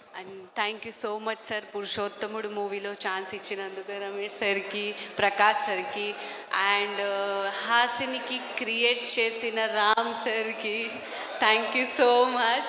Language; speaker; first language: Telugu; non-native, local second language; Marathi